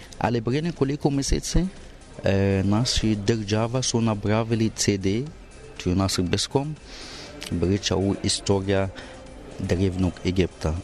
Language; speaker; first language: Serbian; non-native, learner; Arabic